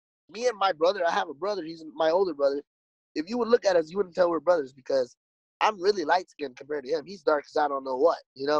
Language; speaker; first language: English; native; English